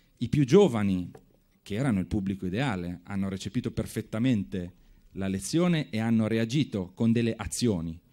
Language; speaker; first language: Italian; native; Italian